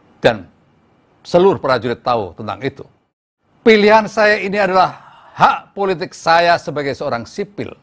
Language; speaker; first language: Indonesian; native; Indonesian